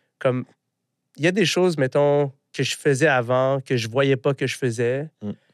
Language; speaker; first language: French; early bilingual, other home language; Arabic